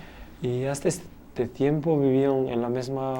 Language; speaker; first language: Spanish; non-native, learner; Portuguese